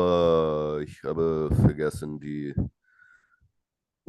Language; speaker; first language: German; non-native, learner; Portuguese